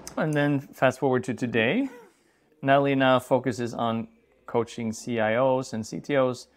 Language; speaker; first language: English; non-native, fluent; Swedish